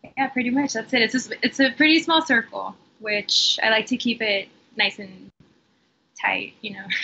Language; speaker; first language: English; early bilingual, other home language; Spanish